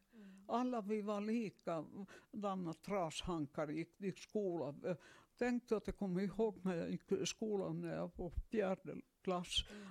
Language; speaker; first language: Swedish; non-native, fluent; Finnish